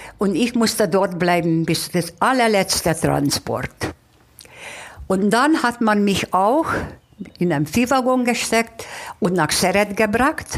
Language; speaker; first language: German; non-native, fluent; Hungarian